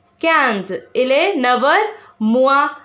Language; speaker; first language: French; non-native, fluent; Hindi